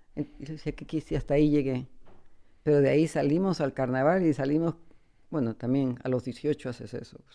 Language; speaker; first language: Spanish; native; Spanish